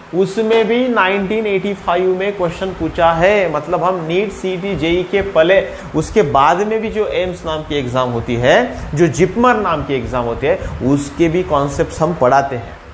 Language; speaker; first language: Hindi; non-native, local second language; Marathi